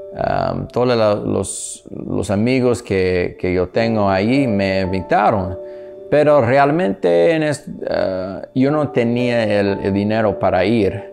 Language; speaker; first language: Spanish; non-native, learner; English